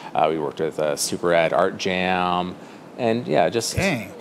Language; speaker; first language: English; native; English